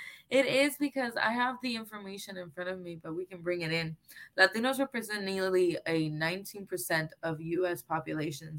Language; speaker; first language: English; non-native, local second language; Spanish